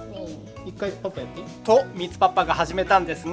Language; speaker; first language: Japanese; native; Japanese